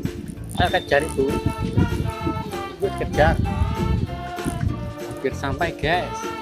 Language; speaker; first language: Indonesian; non-native, local second language; Javanese